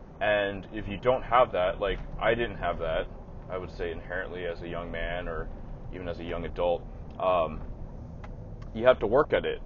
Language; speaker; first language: English; native; English